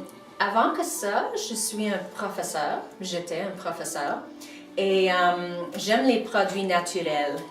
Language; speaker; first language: French; non-native, local second language; English